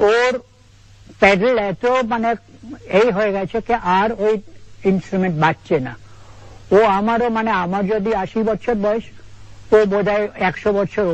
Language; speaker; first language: Bangla; non-native, local second language; Gujarati